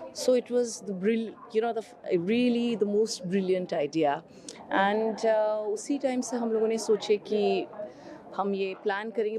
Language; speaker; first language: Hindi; non-native, local second language; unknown